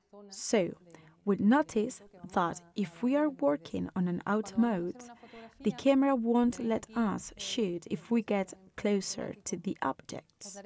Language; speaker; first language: English; non-native, fluent; Spanish